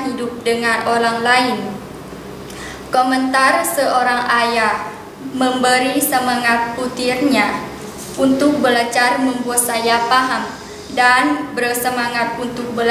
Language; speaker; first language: Indonesian; non-native, learner; Lao